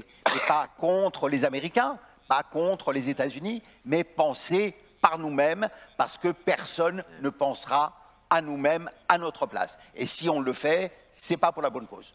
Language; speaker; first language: French; native; French